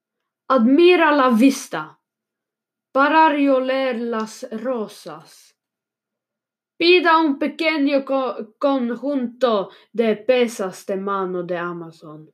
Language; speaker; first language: Spanish; non-native, learner; Swedish